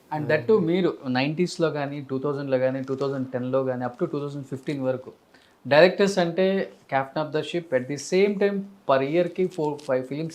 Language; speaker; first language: Telugu; native; Telugu